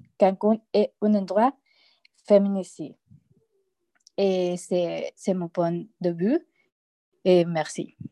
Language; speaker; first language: French; non-native, learner; Spanish